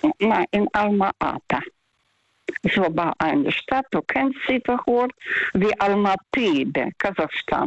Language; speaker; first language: German; non-native, fluent; Russian